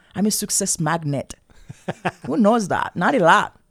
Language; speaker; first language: English; non-native, fluent; Haitian Creole